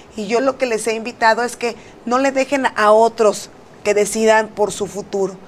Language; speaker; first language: Spanish; native; Spanish